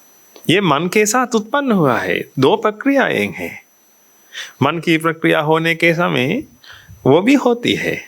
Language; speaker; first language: Hindi; non-native, fluent; Sinhala